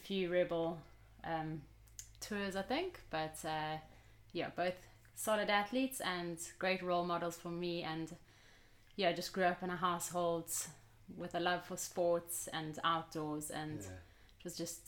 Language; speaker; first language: English; native; English